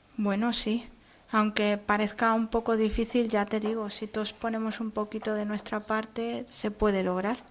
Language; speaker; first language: Spanish; native; Spanish